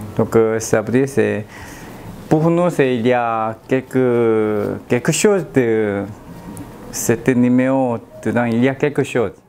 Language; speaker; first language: French; non-native, learner; Korean